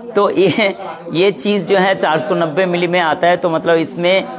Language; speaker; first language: Hindi; non-native, local second language; Bangla